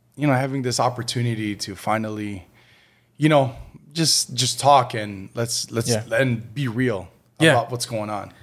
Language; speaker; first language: English; early bilingual, other home language; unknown